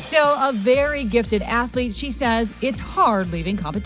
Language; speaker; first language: English; native; English